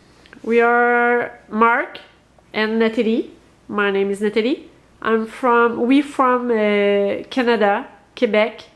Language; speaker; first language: English; non-native, learner; French